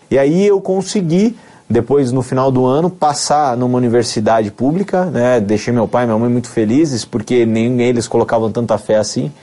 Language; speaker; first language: Portuguese; native; Portuguese